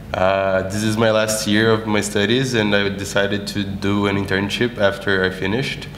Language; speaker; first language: English; non-native, fluent; Portuguese